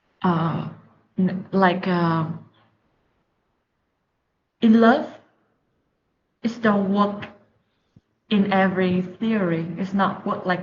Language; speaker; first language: English; non-native, learner; Vietnamese